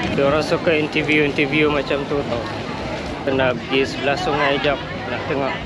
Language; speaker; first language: Malay; non-native, fluent; Khmer